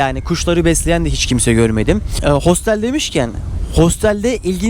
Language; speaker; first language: Turkish; native; Turkish